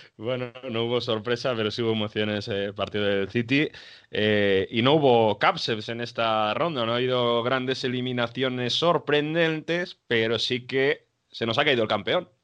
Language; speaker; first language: Spanish; native; Spanish